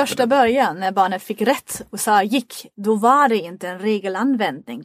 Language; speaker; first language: Swedish; non-native, fluent; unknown